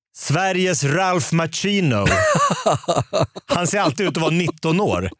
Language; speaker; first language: Swedish; native; Swedish